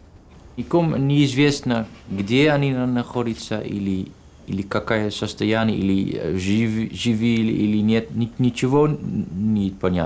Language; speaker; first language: Russian; non-native, fluent; Dutch